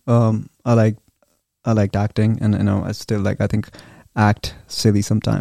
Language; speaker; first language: English; non-native, local second language; Hindi